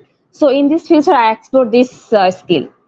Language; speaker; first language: English; non-native, learner; Bangla